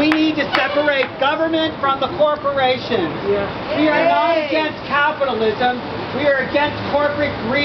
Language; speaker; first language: English; native; English